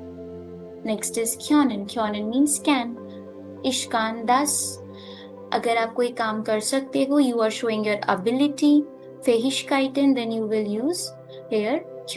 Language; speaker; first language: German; non-native, learner; Hindi